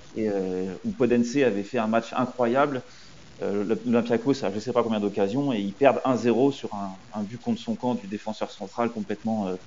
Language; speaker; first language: French; native; French